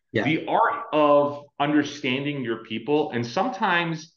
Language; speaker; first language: English; native; English